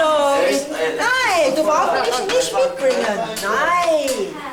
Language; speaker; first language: German; non-native, learner; Mongolian